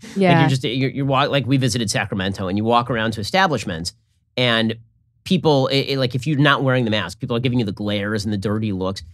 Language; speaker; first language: English; native; English